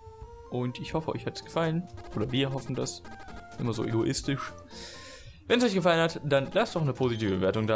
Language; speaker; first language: German; native; German